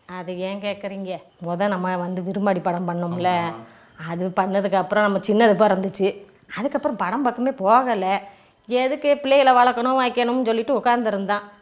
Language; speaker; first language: Tamil; native; Tamil